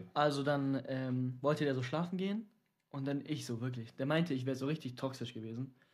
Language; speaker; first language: German; early bilingual, other home language; Dutch